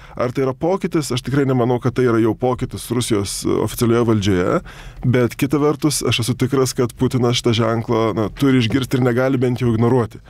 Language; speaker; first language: Lithuanian; native; Lithuanian